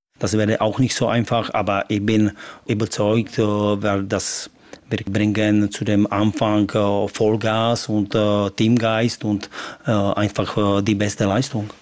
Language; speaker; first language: German; non-native, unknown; Czech